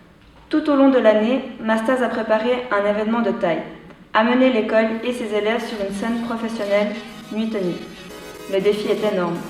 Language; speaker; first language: French; native; French